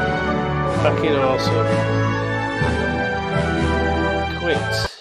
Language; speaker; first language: English; native; English